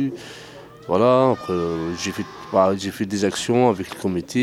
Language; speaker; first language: French; non-native, fluent; Arabic